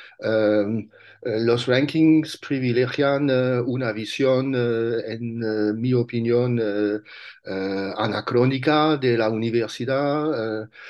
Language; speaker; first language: Spanish; non-native, fluent; French